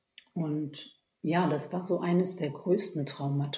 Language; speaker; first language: German; early bilingual, other home language; Turkish